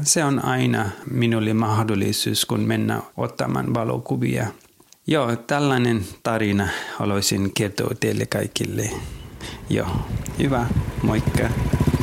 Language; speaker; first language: Finnish; non-native, learner; Nepali